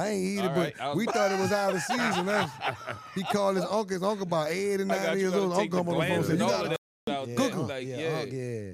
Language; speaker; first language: English; native; English